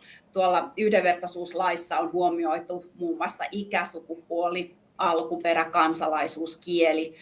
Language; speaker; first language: Finnish; native; Finnish